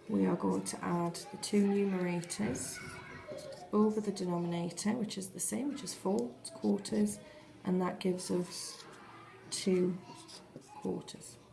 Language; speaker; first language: English; native; English